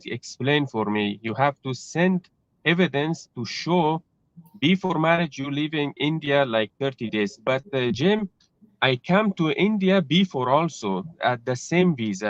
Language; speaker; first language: English; non-native, learner; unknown